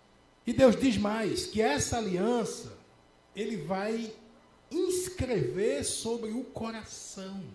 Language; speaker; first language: Portuguese; native; Portuguese